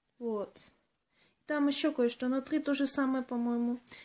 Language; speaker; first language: Russian; early bilingual, heritage; Russian